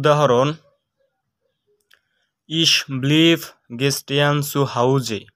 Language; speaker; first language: German; non-native, fluent; Bangla